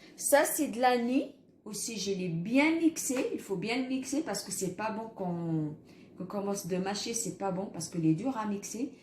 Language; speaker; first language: French; non-native, local second language; Arabic